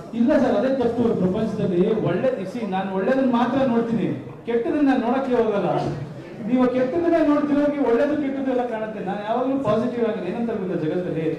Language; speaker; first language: Kannada; native; Kannada